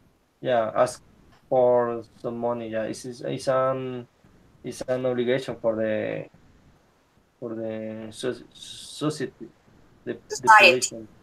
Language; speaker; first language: English; non-native, learner; Spanish